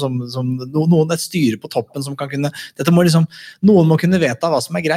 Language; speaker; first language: Norwegian; native; Norwegian